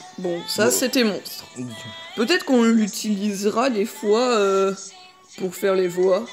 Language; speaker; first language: French; native; French